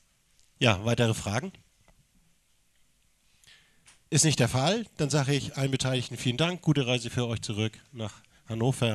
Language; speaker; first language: German; native; German